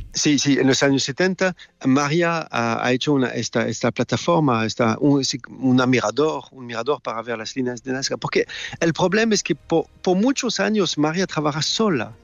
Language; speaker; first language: Spanish; non-native, fluent; French